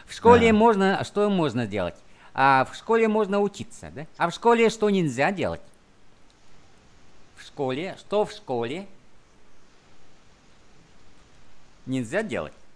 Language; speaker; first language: Russian; non-native, fluent; Vietnamese